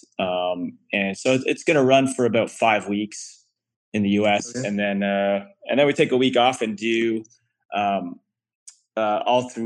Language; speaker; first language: English; native; English